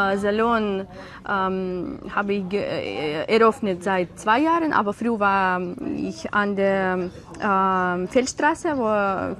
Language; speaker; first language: German; non-native, learner; Ukrainian